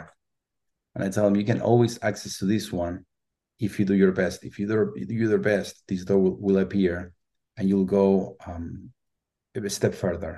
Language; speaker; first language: English; non-native, fluent; Spanish